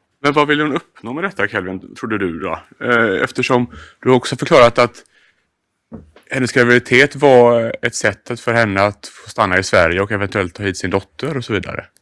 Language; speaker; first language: Swedish; native; Swedish